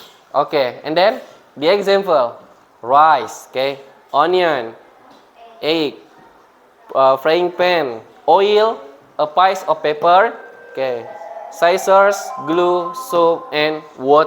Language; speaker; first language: English; non-native, fluent; Indonesian